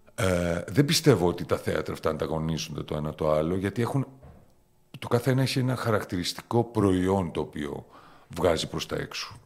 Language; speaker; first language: Greek; native; Greek